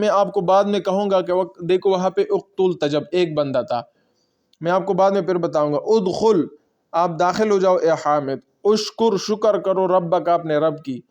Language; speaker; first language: Urdu; non-native, local second language; Pashto